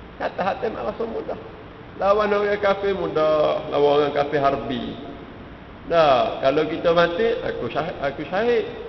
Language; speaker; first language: Malay; native; Malay